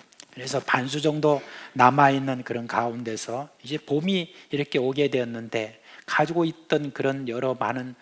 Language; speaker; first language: Korean; native; Korean